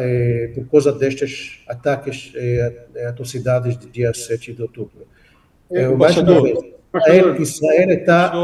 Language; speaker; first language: Portuguese; non-native, fluent; Hebrew